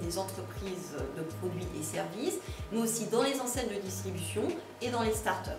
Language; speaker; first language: French; native; French